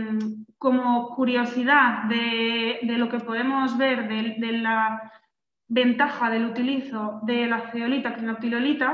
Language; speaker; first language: Spanish; native; Spanish